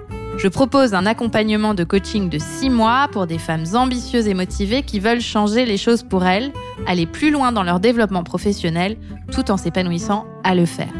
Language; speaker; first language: French; native; French